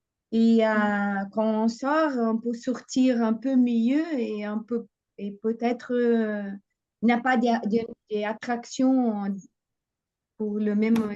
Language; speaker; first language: French; non-native, fluent; Portuguese